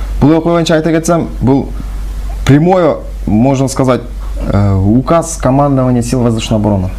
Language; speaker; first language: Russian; non-native, local second language; Kyrgyz